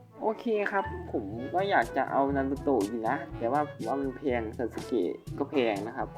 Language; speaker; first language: Thai; native; Thai